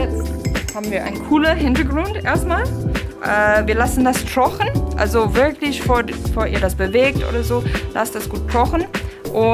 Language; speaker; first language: German; non-native, fluent; English